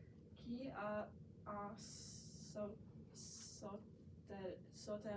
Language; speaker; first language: French; non-native, learner; English